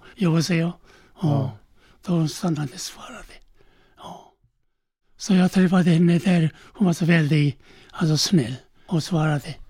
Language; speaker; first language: Swedish; non-native, learner; Korean